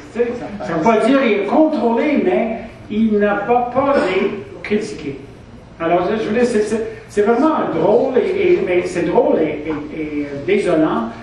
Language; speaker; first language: French; non-native, local second language; English